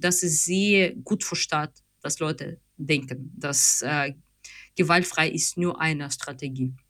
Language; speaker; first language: German; non-native, fluent; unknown